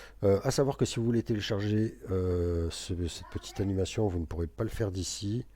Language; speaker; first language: French; native; French